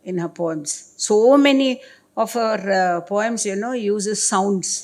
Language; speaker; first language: English; non-native, local second language; Kannada